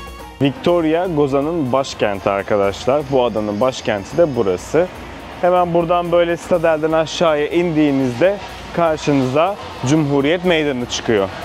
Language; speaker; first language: Turkish; native; Turkish